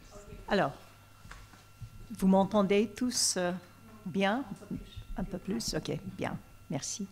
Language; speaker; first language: French; non-native, fluent; English